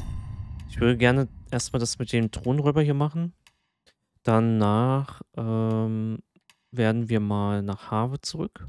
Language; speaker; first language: German; native; German